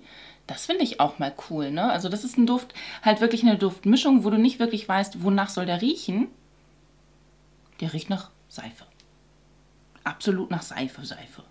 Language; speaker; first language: German; native; German